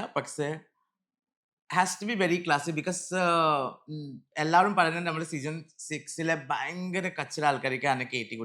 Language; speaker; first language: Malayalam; non-native, learner; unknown